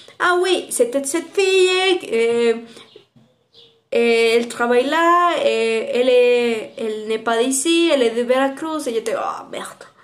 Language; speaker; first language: French; non-native, learner; Spanish